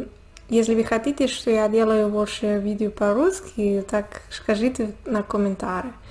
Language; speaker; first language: Russian; non-native, learner; Spanish